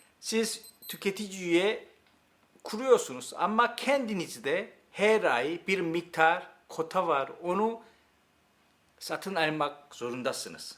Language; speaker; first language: Turkish; non-native, learner; Korean